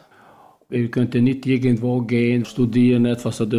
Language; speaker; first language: German; non-native, learner; Albanian